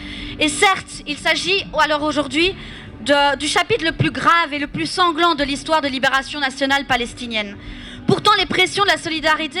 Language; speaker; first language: French; native; French